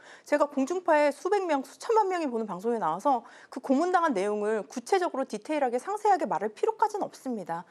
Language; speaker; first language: Korean; native; Korean